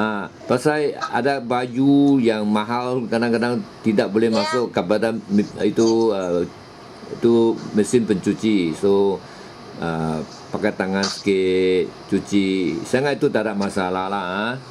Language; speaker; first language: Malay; non-native, local second language; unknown